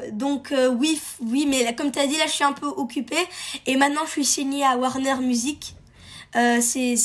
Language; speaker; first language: French; early bilingual, heritage; French